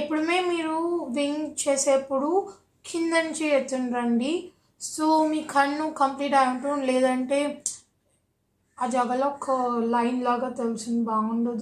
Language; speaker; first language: Telugu; native; Telugu